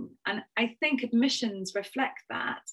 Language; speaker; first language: English; native; English